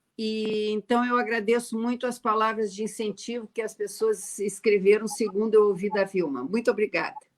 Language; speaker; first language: Portuguese; native; Portuguese